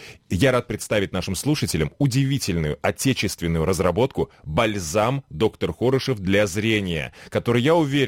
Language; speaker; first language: Russian; native; Russian